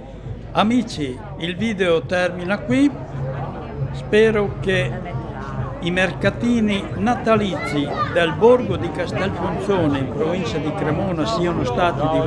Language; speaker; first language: Italian; native; Italian